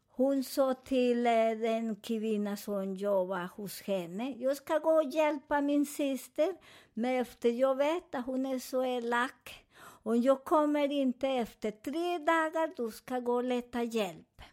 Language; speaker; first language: Swedish; non-native, fluent; Spanish